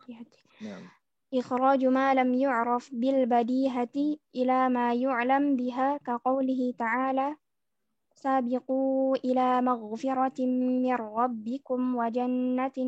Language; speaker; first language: Arabic; non-native, learner; Indonesian